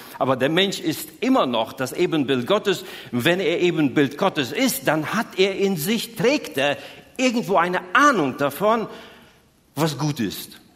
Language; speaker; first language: German; native; German